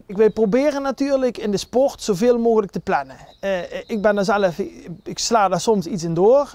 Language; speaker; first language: Dutch; native; Dutch